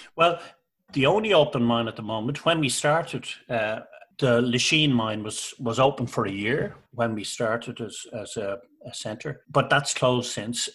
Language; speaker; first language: English; native; English